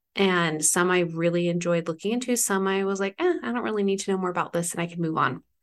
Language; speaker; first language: English; native; English